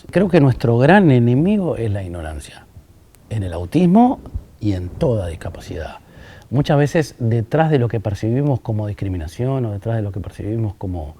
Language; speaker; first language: Spanish; native; Spanish